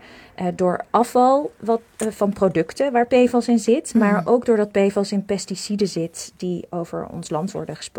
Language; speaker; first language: Dutch; native; Dutch